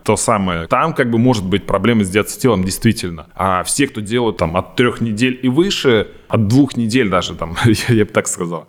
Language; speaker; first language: Russian; native; Russian